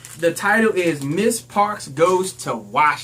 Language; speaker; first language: English; native; English